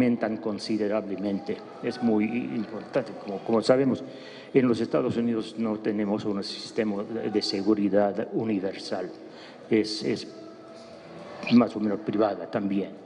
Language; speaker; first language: Spanish; non-native, fluent; English